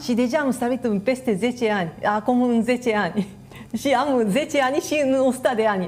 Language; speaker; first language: Romanian; non-native, fluent; Japanese